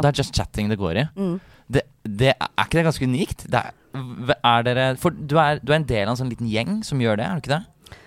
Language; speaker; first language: Norwegian; native; Norwegian